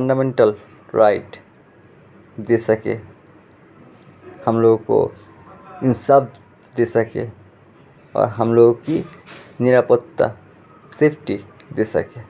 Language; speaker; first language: Hindi; non-native, fluent; Bangla